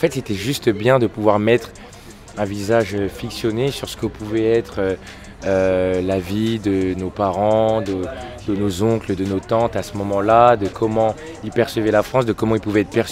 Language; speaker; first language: French; native; French